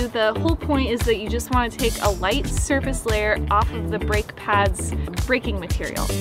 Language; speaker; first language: English; native; English